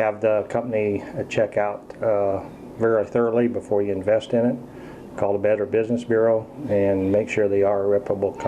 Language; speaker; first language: English; native; English